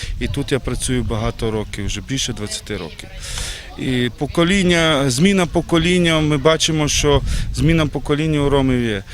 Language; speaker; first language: Ukrainian; non-native, local second language; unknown